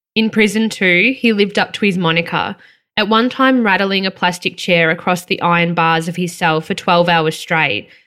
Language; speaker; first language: English; native; English